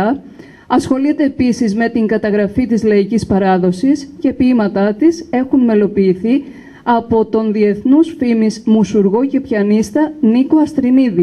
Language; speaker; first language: Greek; native; Greek